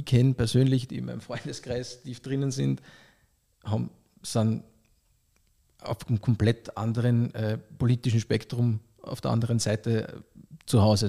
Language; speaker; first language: German; native; German